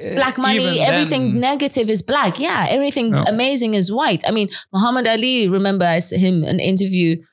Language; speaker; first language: English; native; English